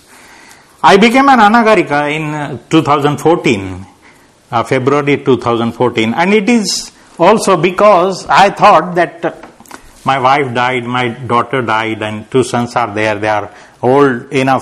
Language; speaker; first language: English; non-native, local second language; Marathi